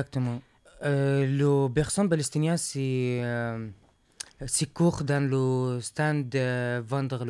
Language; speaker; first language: French; non-native, learner; Arabic